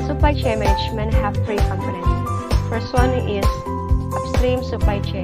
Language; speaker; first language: English; non-native, learner; Indonesian